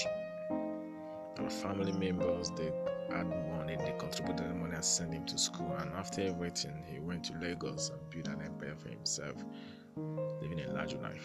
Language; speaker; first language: English; non-native, local second language; Igbo